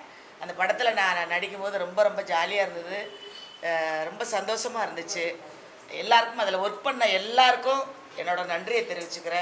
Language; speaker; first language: Tamil; native; Tamil